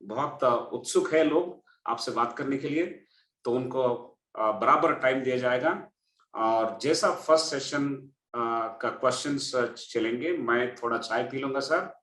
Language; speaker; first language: Hindi; non-native, local second language; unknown